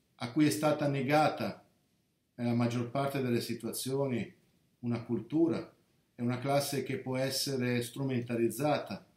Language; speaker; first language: Italian; native; Italian